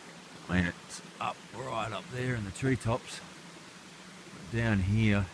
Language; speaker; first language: English; native; English